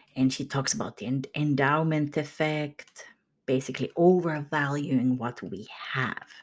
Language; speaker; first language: English; non-native, fluent; Swedish